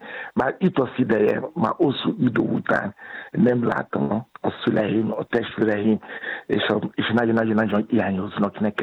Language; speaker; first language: Hungarian; non-native, learner; Yoruba